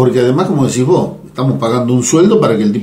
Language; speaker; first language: Spanish; native; Spanish